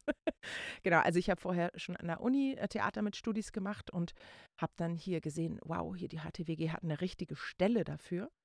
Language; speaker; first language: German; native; German